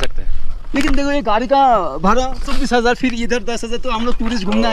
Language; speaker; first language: Hindi; non-native, learner; Bangla